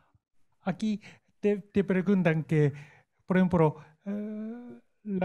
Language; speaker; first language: Spanish; non-native, fluent; Japanese